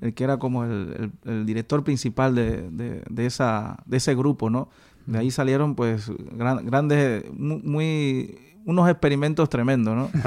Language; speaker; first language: Spanish; native; Spanish